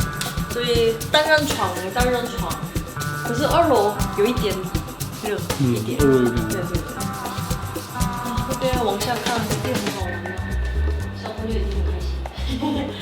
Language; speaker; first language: Chinese; non-native, fluent; Korean